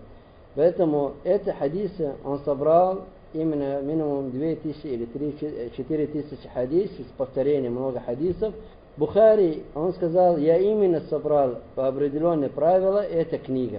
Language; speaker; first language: Russian; non-native, learner; Arabic